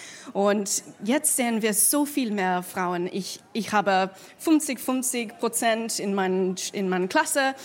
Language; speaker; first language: German; non-native, fluent; English